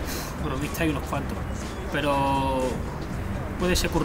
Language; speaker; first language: Spanish; native; Spanish